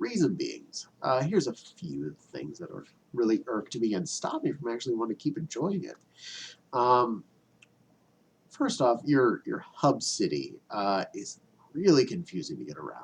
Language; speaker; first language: English; native; English